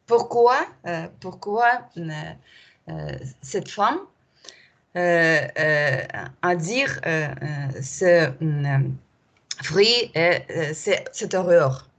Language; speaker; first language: French; non-native, learner; Russian